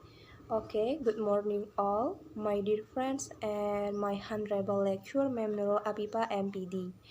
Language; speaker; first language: English; non-native, learner; Indonesian